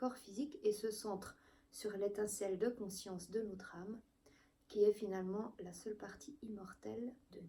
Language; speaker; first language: French; native; French